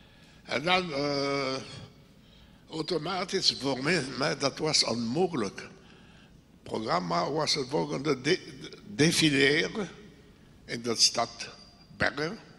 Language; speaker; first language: Dutch; non-native, local second language; French